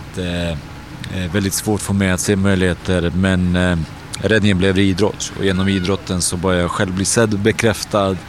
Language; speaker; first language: Swedish; early bilingual, other home language; Bosnian